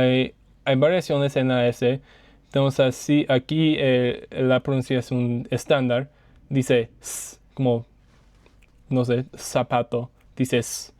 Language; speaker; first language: Spanish; non-native, learner; English